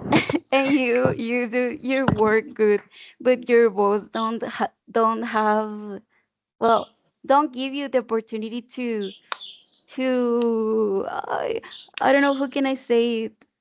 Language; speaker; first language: English; non-native, learner; Spanish